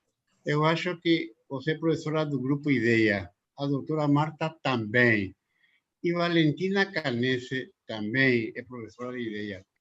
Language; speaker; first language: Portuguese; non-native, local second language; Spanish